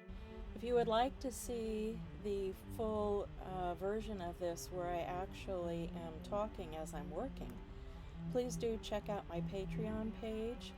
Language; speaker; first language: English; native; English